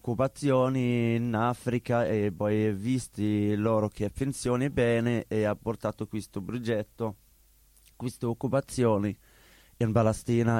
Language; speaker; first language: Italian; non-native, learner; Arabic